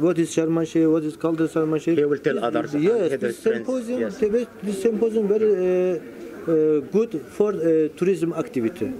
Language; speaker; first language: English; non-native, learner; Turkish